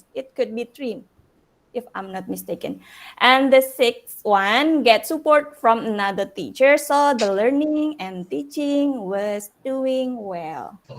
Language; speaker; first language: English; non-native, learner; Indonesian